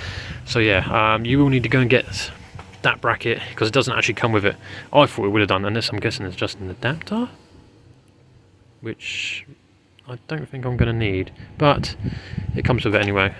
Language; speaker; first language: English; native; English